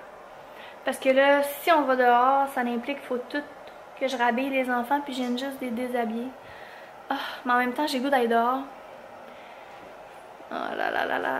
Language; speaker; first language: French; native; French